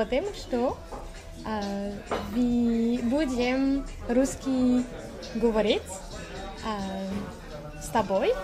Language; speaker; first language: Russian; non-native, learner; French